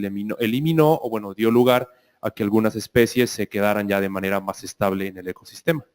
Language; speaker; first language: Spanish; native; Spanish